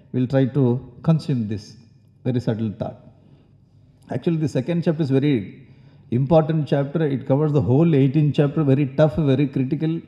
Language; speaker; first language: English; non-native, local second language; Tamil